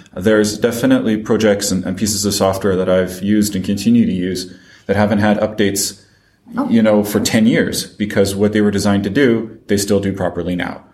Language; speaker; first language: English; non-native, fluent; French